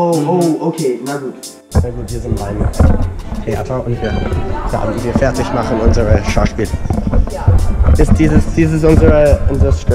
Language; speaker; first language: German; non-native, learner; English